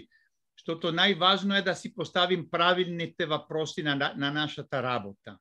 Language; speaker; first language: Bulgarian; non-native, fluent; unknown